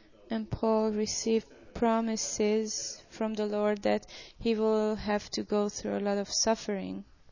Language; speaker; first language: English; non-native, fluent; Hungarian